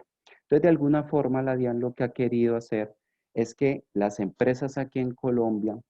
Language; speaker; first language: Spanish; native; Spanish